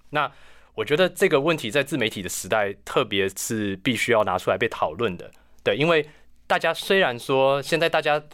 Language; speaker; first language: Chinese; native; Chinese